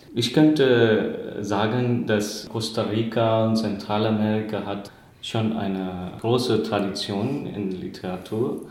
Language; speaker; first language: German; non-native, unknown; Spanish